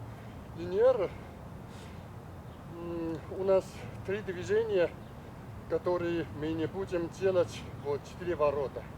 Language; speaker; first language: Russian; non-native, learner; Chinese